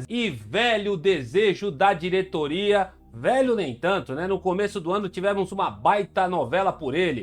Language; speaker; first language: Portuguese; native; Portuguese